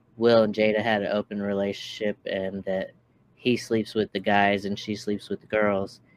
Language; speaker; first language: English; native; English